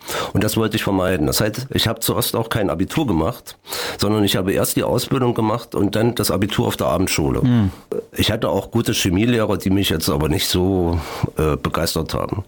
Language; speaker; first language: German; native; German